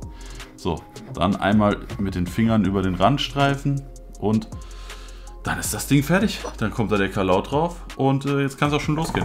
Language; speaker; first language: German; native; German